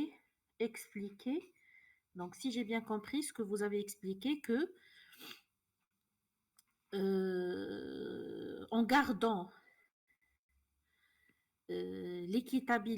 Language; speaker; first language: French; non-native, local second language; Arabic